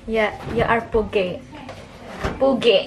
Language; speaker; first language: English; non-native, local second language; Filipino